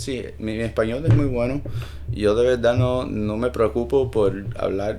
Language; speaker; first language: Spanish; early bilingual, heritage; Spanish